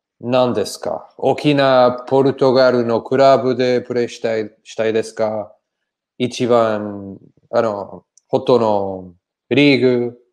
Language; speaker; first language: Japanese; non-native, learner; Portuguese